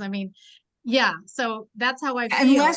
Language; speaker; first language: English; native; English